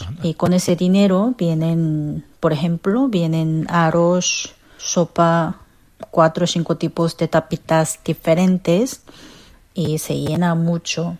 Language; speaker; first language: Spanish; non-native, fluent; Korean